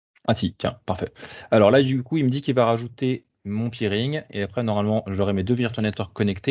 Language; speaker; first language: French; native; French